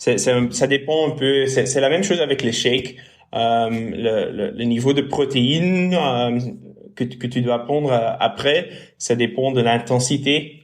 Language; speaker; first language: French; non-native, local second language; Dutch